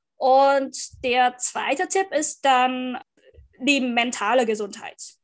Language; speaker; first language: German; non-native, fluent; Vietnamese